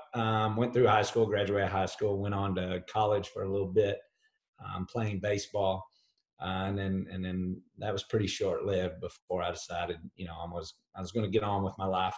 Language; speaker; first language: English; native; English